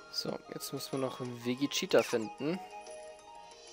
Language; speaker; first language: German; native; German